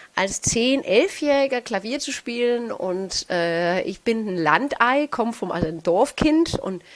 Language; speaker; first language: German; non-native, fluent; Danish